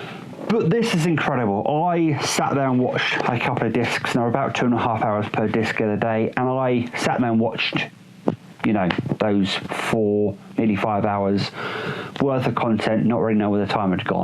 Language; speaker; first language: English; native; English